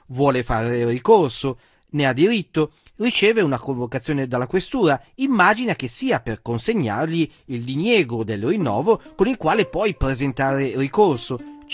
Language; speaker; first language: Italian; native; Italian